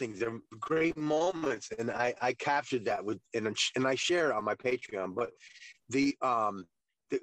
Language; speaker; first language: English; native; English